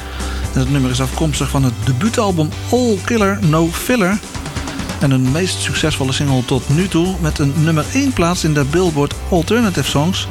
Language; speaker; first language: Dutch; native; Dutch